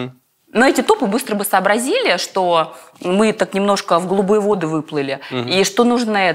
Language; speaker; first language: Russian; native; Russian